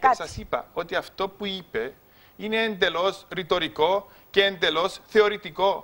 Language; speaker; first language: Greek; native; Greek